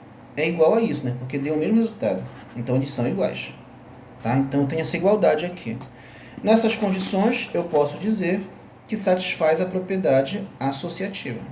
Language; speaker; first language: Portuguese; native; Portuguese